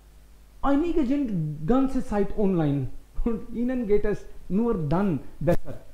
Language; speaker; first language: German; non-native, fluent; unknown